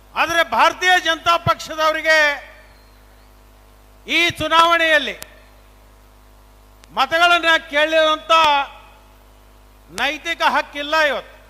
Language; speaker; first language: Kannada; native; Kannada